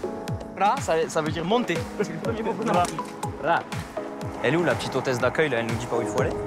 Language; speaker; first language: French; native; French